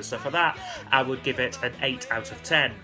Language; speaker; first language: English; native; English